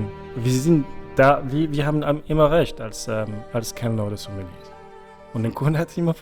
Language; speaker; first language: German; non-native, fluent; French